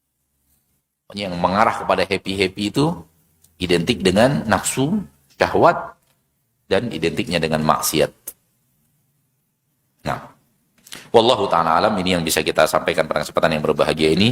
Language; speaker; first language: Indonesian; native; Indonesian